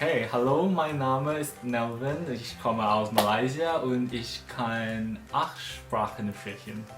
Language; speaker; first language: German; non-native, learner; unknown